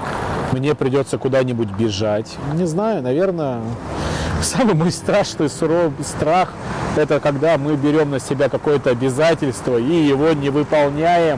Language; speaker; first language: Russian; native; Russian